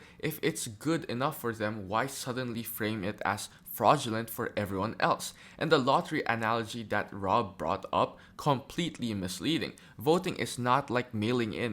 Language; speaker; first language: English; native; English